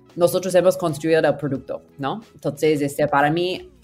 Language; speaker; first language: Spanish; non-native, fluent; English